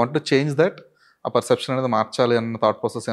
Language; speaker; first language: Telugu; native; Telugu